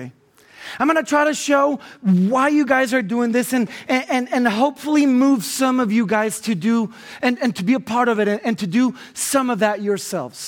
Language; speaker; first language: English; non-native, fluent; Spanish